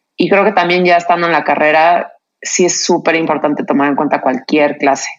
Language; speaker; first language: Spanish; native; Spanish